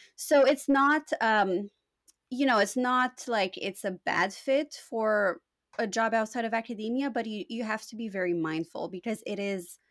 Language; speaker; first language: English; non-native, fluent; Romanian